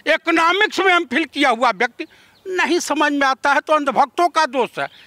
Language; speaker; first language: Hindi; native; Hindi